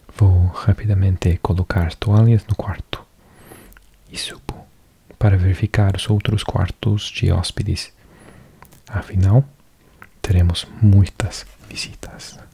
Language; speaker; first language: Portuguese; non-native, learner; English